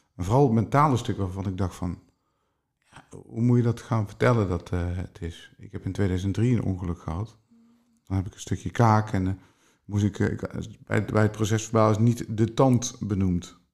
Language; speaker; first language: Dutch; native; Dutch